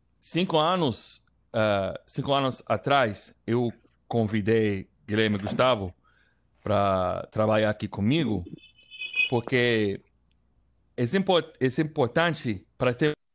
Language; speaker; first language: Portuguese; non-native, learner; English